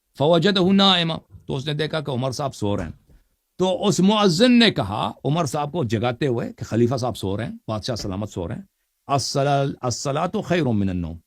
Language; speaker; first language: Urdu; non-native, fluent; Persian